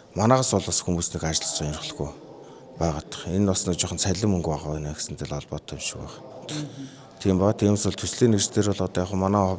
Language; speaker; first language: Mongolian; native; Mongolian